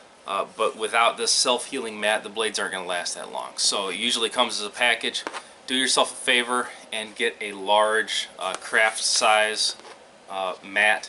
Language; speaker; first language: English; native; English